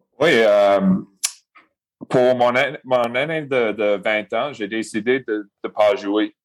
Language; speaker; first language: French; non-native, local second language; English